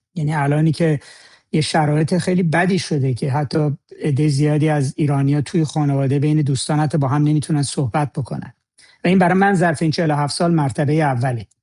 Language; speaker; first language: Persian; native; Persian